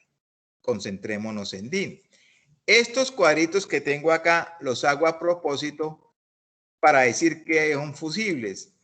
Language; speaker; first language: Spanish; native; Spanish